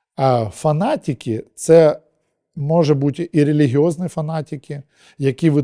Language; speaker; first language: Ukrainian; non-native, local second language; Russian